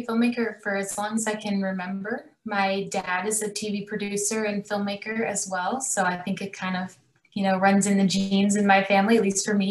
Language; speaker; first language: English; native; English